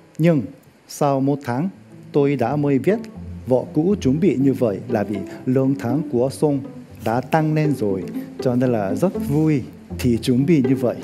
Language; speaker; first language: Vietnamese; non-native, learner; Korean